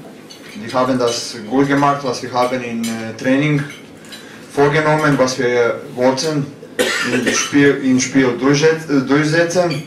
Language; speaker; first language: German; non-native, learner; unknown